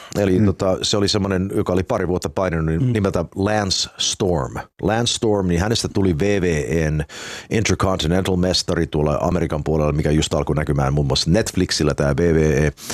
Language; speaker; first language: Finnish; early bilingual, heritage; Finnish